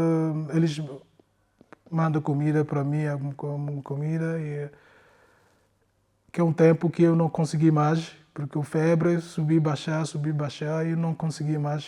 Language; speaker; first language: Portuguese; non-native, learner; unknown